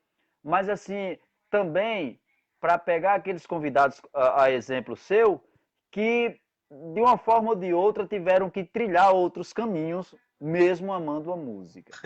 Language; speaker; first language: Portuguese; native; Portuguese